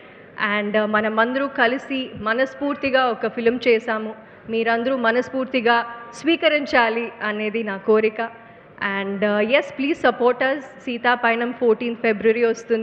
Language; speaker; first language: Telugu; non-native, fluent; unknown